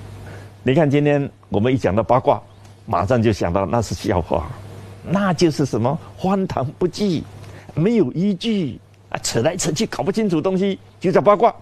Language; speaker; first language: Chinese; native; Chinese